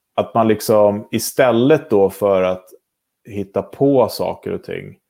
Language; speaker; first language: Swedish; native; Swedish